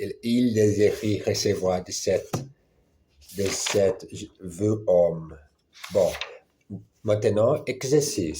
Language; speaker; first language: French; non-native, learner; Portuguese